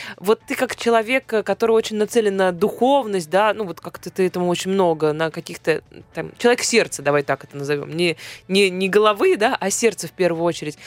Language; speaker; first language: Russian; native; Russian